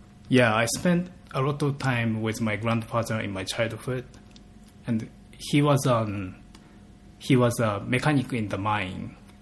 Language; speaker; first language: English; non-native, fluent; Japanese